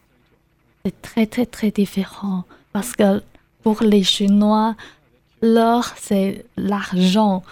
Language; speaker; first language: French; non-native, learner; Chinese